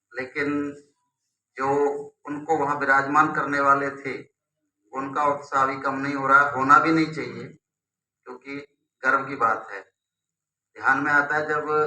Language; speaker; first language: Hindi; non-native, local second language; Punjabi